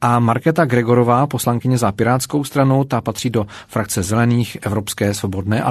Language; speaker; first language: Czech; native; Czech